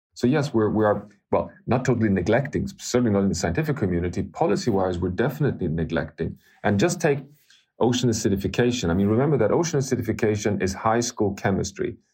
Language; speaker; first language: English; non-native, fluent; Swedish